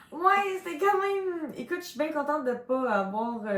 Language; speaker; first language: French; native; French